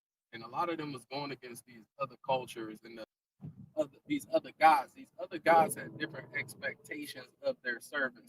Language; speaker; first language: English; native; English